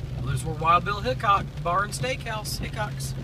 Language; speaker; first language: English; native; English